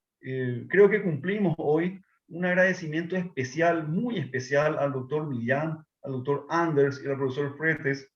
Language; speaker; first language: Spanish; native; Spanish